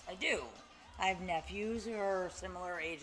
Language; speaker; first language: English; native; English